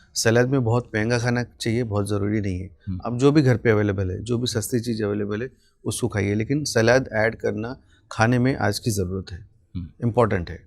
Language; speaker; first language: Hindi; non-native, local second language; Marathi